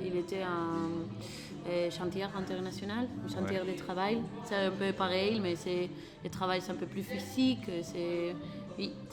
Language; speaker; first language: French; non-native, learner; Spanish